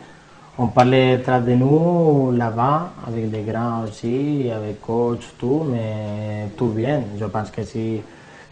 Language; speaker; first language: French; non-native, learner; Spanish